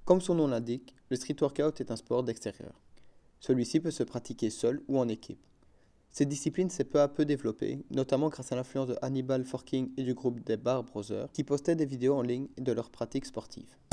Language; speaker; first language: French; native; French